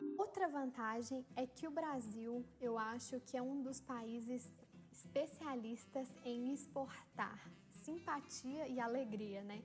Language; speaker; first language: Portuguese; native; Portuguese